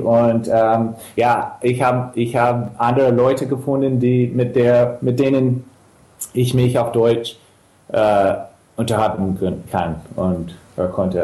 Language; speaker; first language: German; non-native, fluent; English